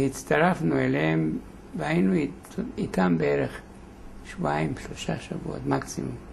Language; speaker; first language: Hebrew; non-native, fluent; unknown